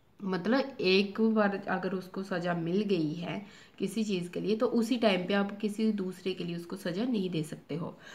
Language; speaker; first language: Hindi; native; Hindi